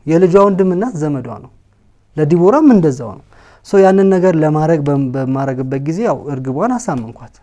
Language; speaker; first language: Amharic; native; Amharic